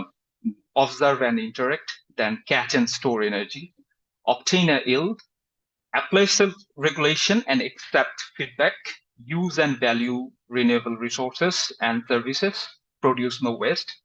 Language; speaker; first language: English; non-native, fluent; Bangla